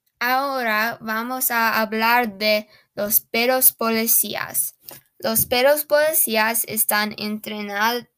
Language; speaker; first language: Spanish; non-native, learner; English